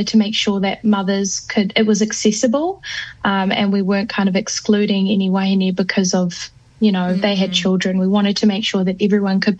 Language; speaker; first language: English; native; English